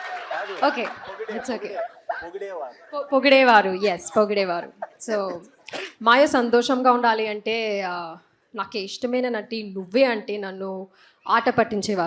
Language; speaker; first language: Telugu; non-native, learner; Malayalam